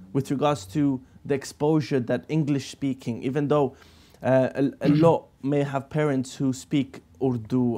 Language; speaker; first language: English; native; English